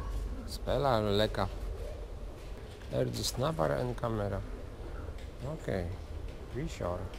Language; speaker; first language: Swedish; non-native, learner; Polish